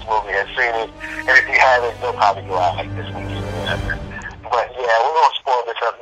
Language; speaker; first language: English; native; English